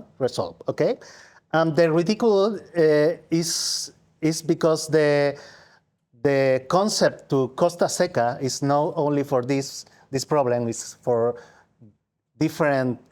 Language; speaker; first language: English; non-native, learner; Spanish